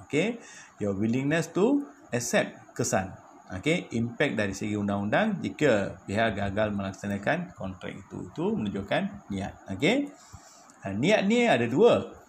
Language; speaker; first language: Malay; non-native, local second language; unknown